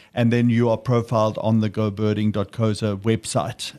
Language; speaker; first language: English; native; English